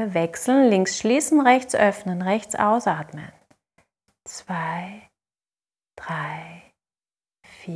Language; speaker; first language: German; native; German